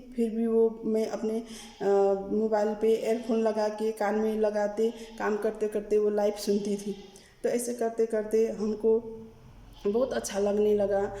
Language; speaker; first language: Hindi; non-native, learner; Nepali